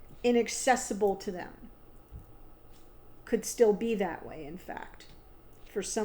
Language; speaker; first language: English; native; English